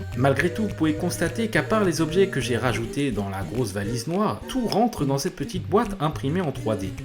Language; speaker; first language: French; native; French